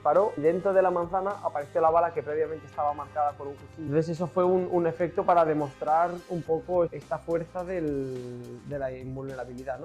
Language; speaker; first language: Spanish; native; Spanish